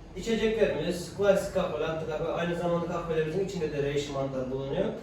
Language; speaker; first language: Turkish; non-native, fluent; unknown